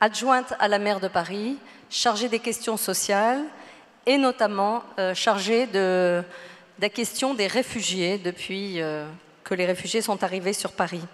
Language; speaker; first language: French; native; French